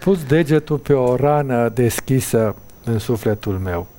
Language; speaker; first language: Romanian; native; Romanian